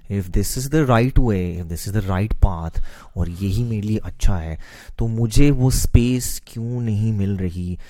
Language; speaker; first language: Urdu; native; Urdu